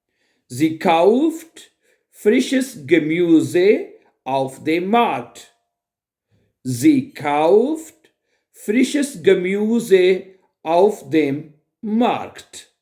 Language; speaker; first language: German; non-native, fluent; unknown